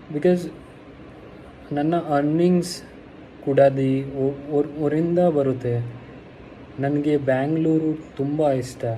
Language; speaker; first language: Kannada; non-native, local second language; Hindi